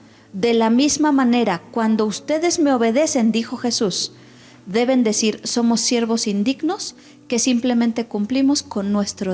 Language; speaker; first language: Spanish; native; Spanish